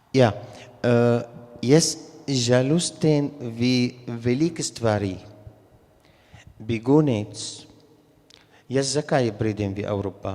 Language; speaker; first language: Slovenian; non-native, learner; Arabic